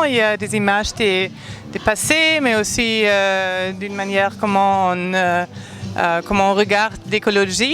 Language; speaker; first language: French; non-native, fluent; German